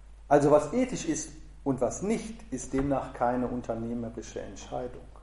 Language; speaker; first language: German; native; German